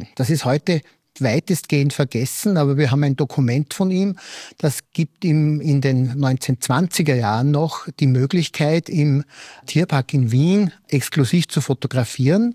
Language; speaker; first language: German; native; German